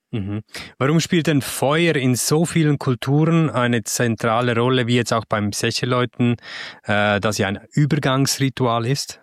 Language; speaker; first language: German; native; German